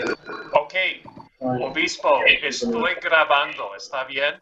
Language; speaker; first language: Spanish; non-native, fluent; English